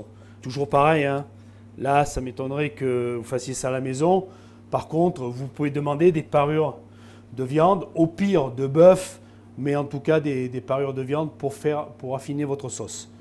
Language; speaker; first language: French; native; French